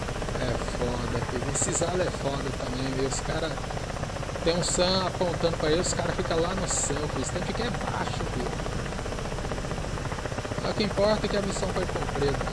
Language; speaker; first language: Portuguese; native; Portuguese